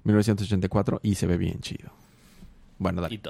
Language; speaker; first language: Spanish; native; Spanish